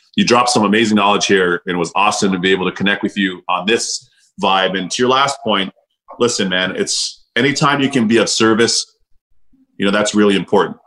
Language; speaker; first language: English; native; English